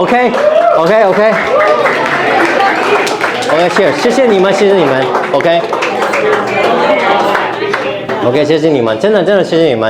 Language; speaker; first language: Chinese; early bilingual, heritage; Cantonese